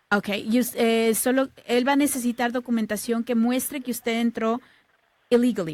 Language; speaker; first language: Spanish; native; Spanish